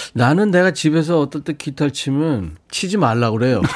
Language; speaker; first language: Korean; native; Korean